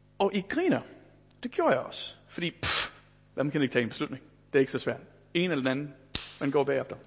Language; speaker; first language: Danish; non-native, fluent; English